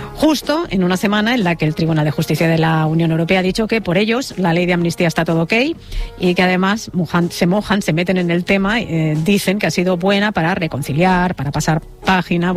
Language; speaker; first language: Spanish; native; Spanish